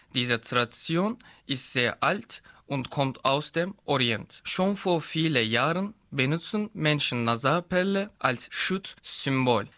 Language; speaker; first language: German; non-native, learner; Turkish